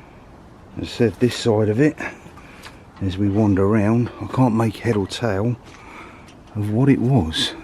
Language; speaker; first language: English; native; English